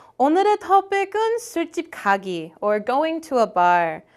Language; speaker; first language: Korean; non-native, learner; English